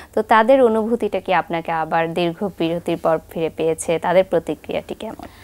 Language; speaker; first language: Bangla; native; Bangla